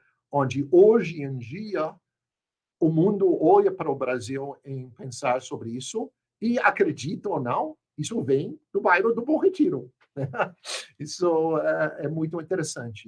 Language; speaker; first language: Portuguese; non-native, fluent; English